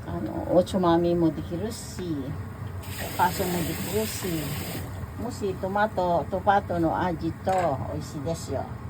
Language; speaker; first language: Japanese; non-native, learner; Filipino